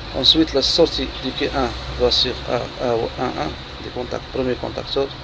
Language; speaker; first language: French; non-native, local second language; Arabic